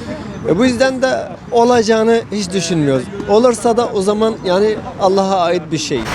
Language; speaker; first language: Turkish; non-native, fluent; Arabic